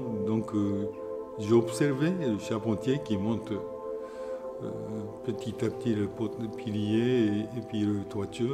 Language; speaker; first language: French; non-native, fluent; Japanese